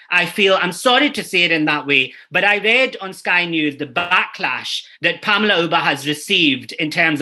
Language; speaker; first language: English; native; English